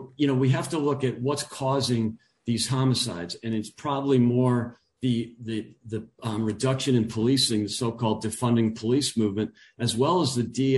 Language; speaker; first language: English; native; English